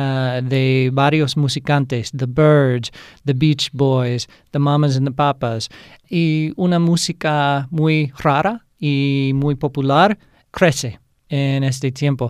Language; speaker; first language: Spanish; non-native, fluent; English